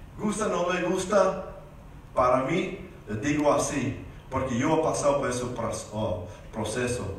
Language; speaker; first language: Spanish; early bilingual, heritage; Spanish